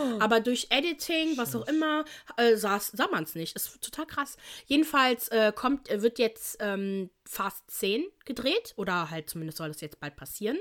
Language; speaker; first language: German; native; German